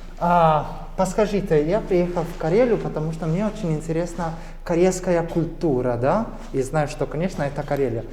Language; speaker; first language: Russian; non-native, learner; Italian